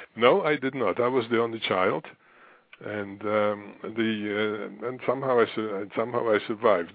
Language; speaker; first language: English; non-native, fluent; Russian